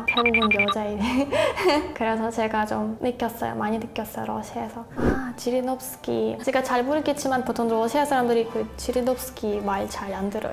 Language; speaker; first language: Korean; non-native, fluent; Russian